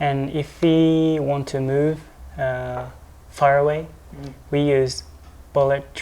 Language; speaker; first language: English; non-native, learner; Japanese